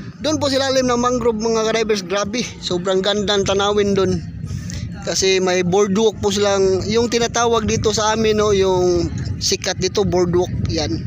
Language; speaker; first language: Filipino; non-native, local second language; Cebuano